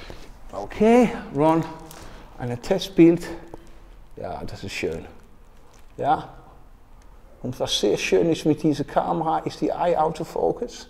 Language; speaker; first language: German; non-native, learner; Dutch